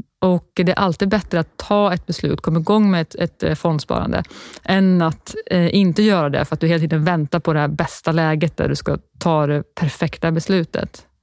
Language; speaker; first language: Swedish; native; Swedish